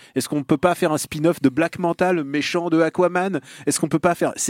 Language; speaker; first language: French; non-native, fluent; Russian